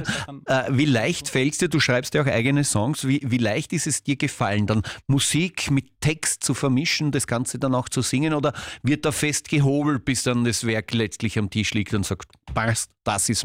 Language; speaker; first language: German; native; German